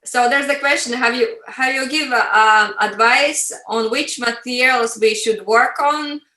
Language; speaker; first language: English; non-native, fluent; Latvian